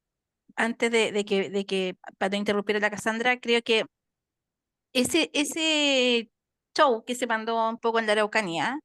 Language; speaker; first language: Spanish; native; Spanish